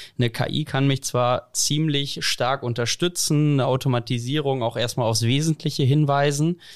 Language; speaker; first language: German; native; German